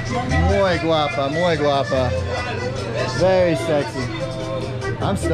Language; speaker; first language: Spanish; non-native, learner; English